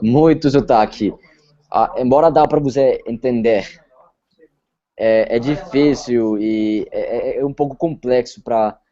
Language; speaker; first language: Portuguese; non-native, fluent; Spanish